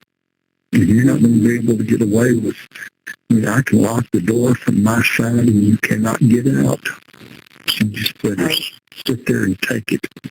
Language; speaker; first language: English; native; English